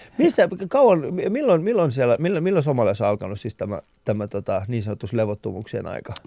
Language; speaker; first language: Finnish; early bilingual, other home language; Persian